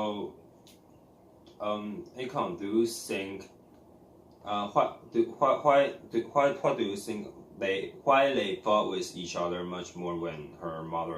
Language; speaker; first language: English; non-native, learner; Chinese